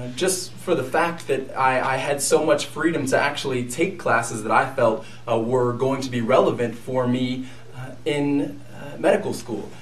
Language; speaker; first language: English; native; English